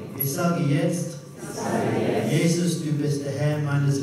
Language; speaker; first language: German; non-native, learner; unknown